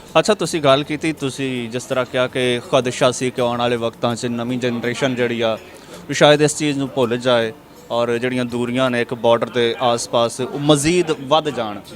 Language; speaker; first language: Punjabi; native; Punjabi